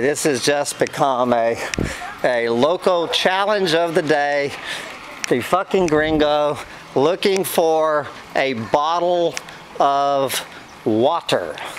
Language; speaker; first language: English; native; English